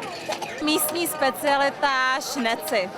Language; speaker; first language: Czech; native; Czech